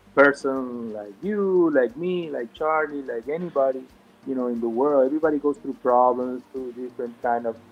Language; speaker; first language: English; non-native, fluent; Spanish